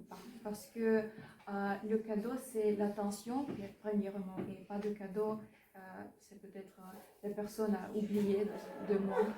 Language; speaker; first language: French; non-native, learner; Ukrainian